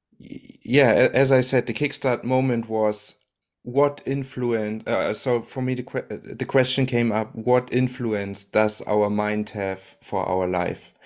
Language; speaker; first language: English; non-native, fluent; German